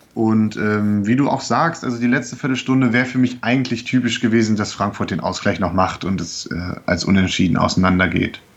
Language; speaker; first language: German; native; German